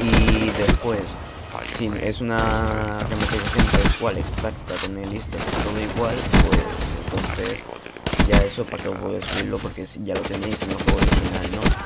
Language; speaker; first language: Spanish; native; Spanish